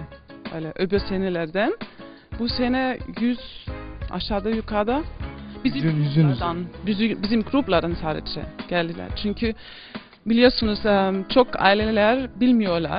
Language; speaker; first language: Turkish; early bilingual, heritage; Turkish